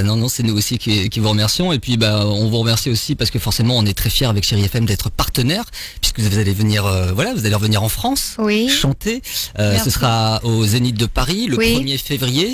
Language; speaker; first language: French; native; French